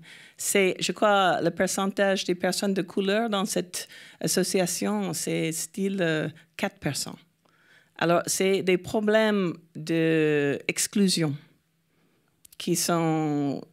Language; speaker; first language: French; non-native, fluent; English